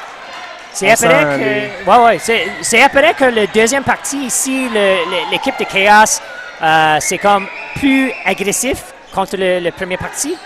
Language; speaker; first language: French; non-native, local second language; English